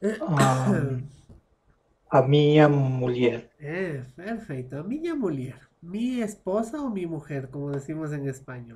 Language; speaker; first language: Portuguese; non-native, fluent; Spanish